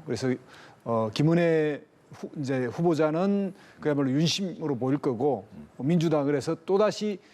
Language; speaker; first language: Korean; native; Korean